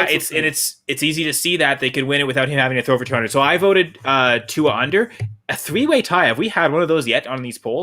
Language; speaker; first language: English; native; English